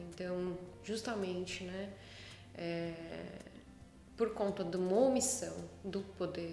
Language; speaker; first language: Portuguese; native; Portuguese